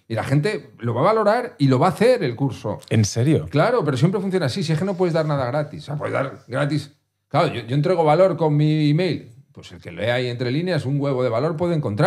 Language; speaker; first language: Spanish; native; Spanish